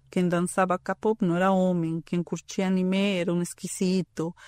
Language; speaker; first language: Portuguese; non-native, fluent; Spanish